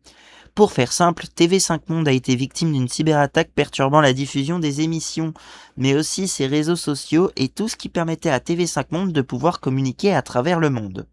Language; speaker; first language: French; native; French